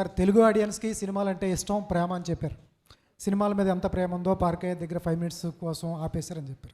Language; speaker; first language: Telugu; native; Telugu